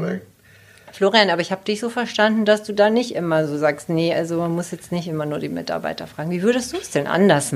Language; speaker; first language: German; native; German